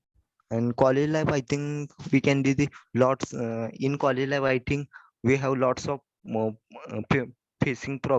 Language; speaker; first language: English; non-native, learner; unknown